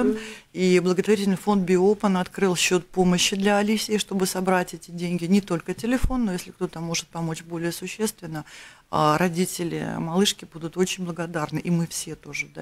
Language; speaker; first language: Russian; native; Russian